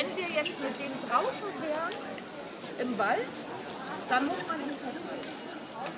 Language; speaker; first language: German; native; German